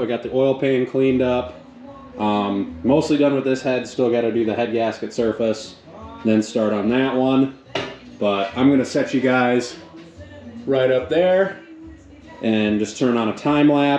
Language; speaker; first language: English; native; English